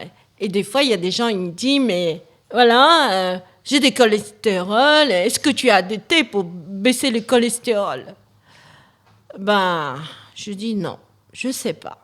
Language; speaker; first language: French; non-native, fluent; Chinese